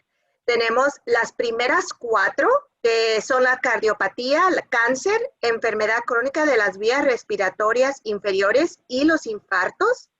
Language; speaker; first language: Spanish; early bilingual, other home language; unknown